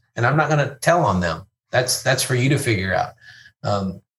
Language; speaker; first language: English; native; English